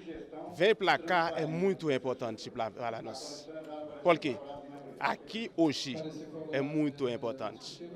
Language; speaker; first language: Portuguese; non-native, learner; Haitian Creole